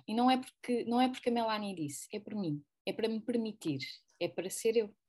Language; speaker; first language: Portuguese; native; Portuguese